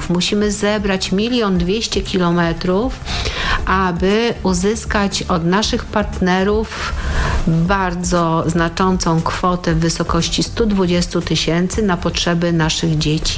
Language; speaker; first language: Polish; native; Polish